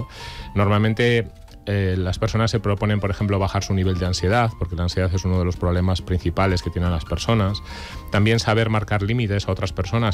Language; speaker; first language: Spanish; native; Spanish